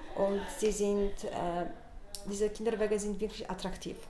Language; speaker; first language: German; non-native, learner; Polish